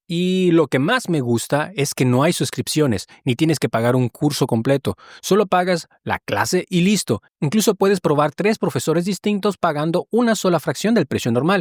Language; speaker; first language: Spanish; native; Spanish